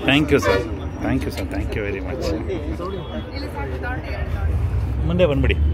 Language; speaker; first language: Kannada; native; Kannada